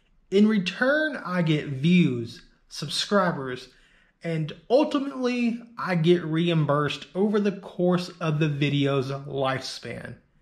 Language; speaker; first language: English; native; English